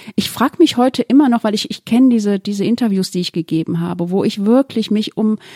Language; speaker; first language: German; early bilingual, other home language; Turkish